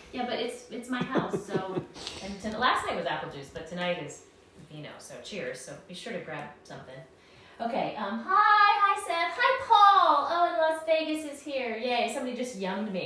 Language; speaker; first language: English; native; English